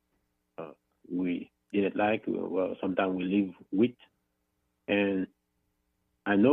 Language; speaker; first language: English; non-native, fluent; Haitian Creole